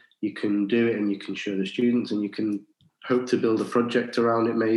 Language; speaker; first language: English; native; English